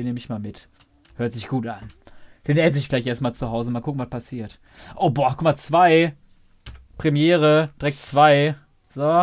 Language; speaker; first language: German; native; German